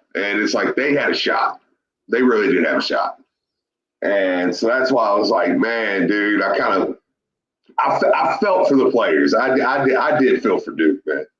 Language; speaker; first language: English; native; English